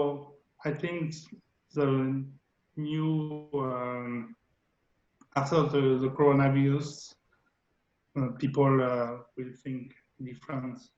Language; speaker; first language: English; non-native, learner; French